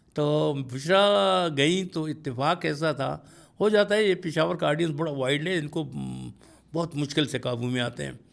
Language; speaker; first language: Urdu; non-native, local second language; Pashto